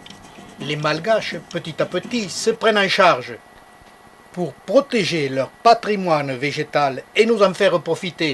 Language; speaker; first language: French; native; French